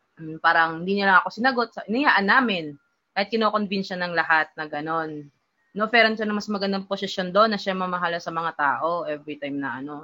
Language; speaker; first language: Filipino; non-native, local second language; Hiligaynon